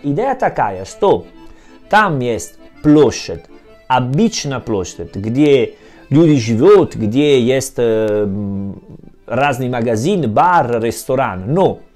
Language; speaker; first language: Russian; non-native, learner; Italian